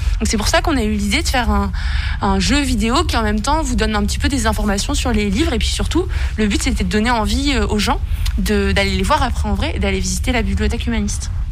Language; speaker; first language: French; native; French